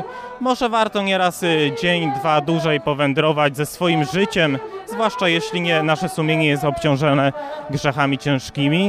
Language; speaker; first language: Polish; native; Polish